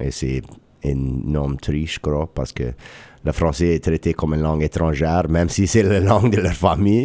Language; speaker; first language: French; non-native, local second language; English